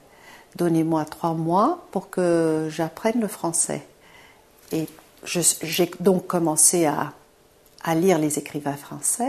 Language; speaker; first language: French; non-native, fluent; Portuguese